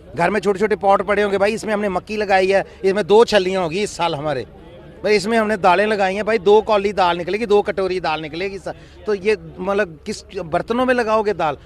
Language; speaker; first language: Hindi; non-native, local second language; Punjabi